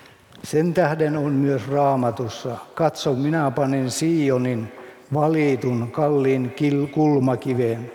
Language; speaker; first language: Finnish; native; Finnish